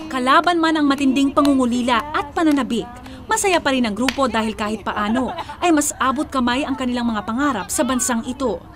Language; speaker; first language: Filipino; native; Filipino